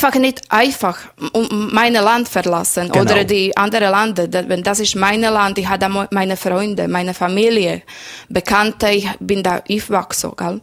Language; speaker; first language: German; non-native, learner; Slovak